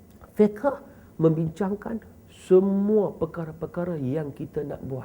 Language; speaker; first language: Malay; native; Malay